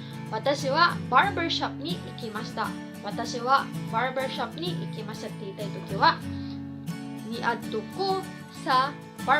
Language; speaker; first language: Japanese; non-native, fluent; Cebuano